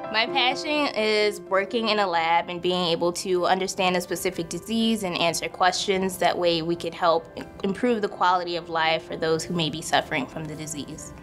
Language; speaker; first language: English; native; English